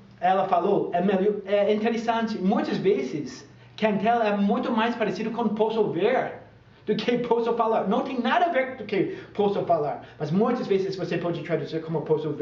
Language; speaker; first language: Portuguese; non-native, fluent; English